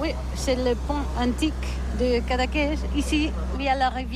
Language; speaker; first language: French; non-native, learner; Catalan